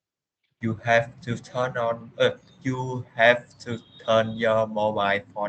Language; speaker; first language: English; non-native, learner; Vietnamese